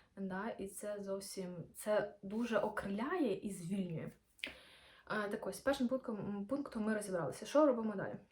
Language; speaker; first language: Ukrainian; non-native, local second language; Russian